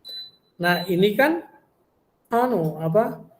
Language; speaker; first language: Indonesian; native; Indonesian